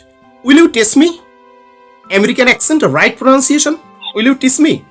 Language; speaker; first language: English; non-native, learner; Bangla